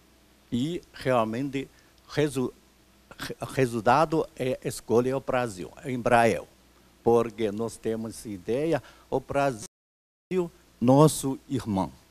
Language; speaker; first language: Portuguese; non-native, fluent; Chinese